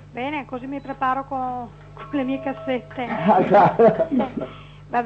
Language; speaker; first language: Italian; native; Italian